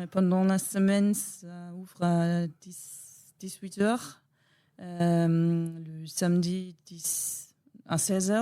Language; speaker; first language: French; non-native, learner; German